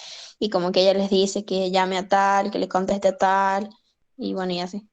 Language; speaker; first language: Spanish; native; Spanish